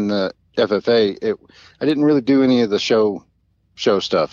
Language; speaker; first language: English; native; English